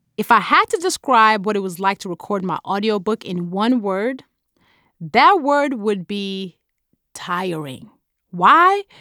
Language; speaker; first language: English; non-native, local second language; Yoruba